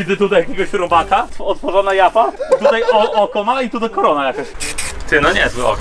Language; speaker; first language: Polish; native; Polish